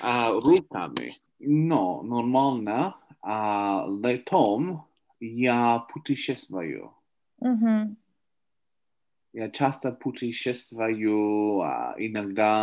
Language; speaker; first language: Russian; non-native, learner; English